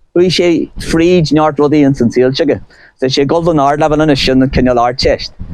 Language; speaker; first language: Irish; non-native, local second language; English